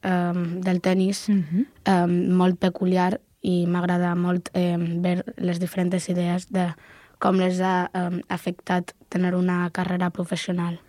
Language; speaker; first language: Catalan; non-native, local second language; Spanish